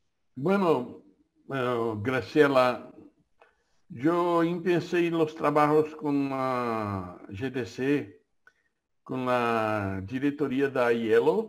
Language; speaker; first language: Spanish; non-native, learner; Portuguese